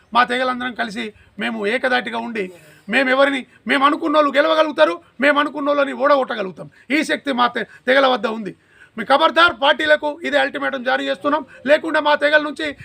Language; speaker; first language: Telugu; native; Telugu